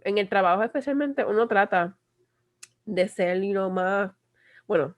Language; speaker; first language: Spanish; early bilingual, other home language; English